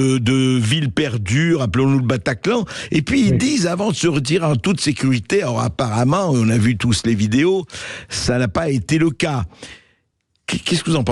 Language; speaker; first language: French; native; French